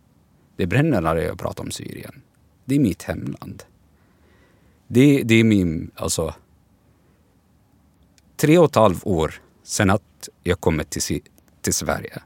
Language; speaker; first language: Swedish; non-native, learner; Arabic